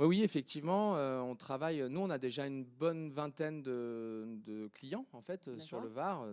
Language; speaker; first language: French; native; French